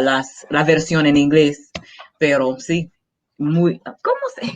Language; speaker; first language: Spanish; non-native, fluent; English